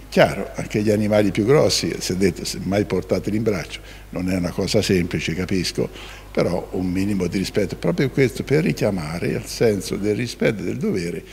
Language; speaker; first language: Italian; native; Italian